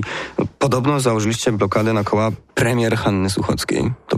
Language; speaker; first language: Polish; native; Polish